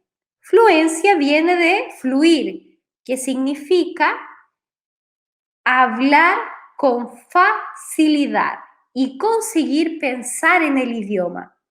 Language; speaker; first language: Spanish; non-native, fluent; Portuguese